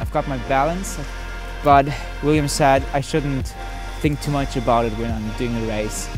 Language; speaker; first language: English; non-native, fluent; German